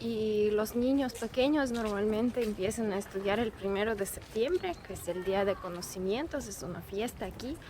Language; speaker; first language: Spanish; non-native, fluent; Russian